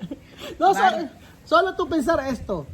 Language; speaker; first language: Spanish; non-native, learner; Filipino